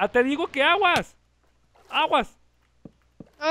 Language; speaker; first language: Spanish; native; Spanish